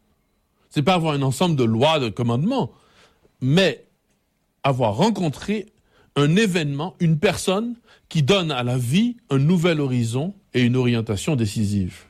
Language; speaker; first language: French; native; French